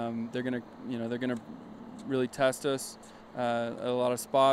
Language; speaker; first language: English; native; English